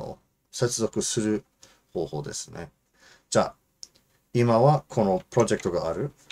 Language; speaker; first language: Japanese; non-native, fluent; English